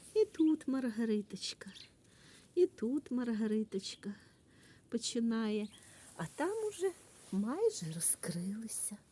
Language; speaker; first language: Ukrainian; native; Ukrainian